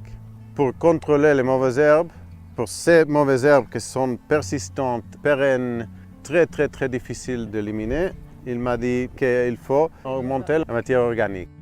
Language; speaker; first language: French; non-native, fluent; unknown